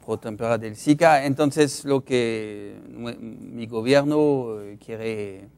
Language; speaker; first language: Spanish; non-native, fluent; French